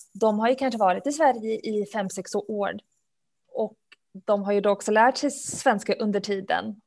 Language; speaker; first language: Swedish; early bilingual, other home language; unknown